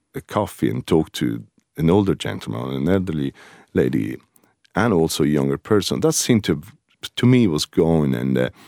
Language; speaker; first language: English; non-native, fluent; Italian